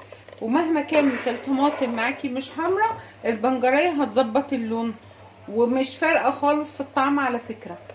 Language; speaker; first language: Arabic; native; Arabic